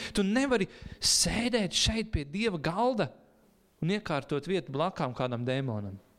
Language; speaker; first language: Latvian; native; Latvian